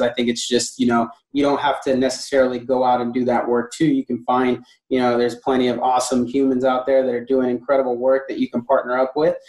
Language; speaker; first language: English; native; English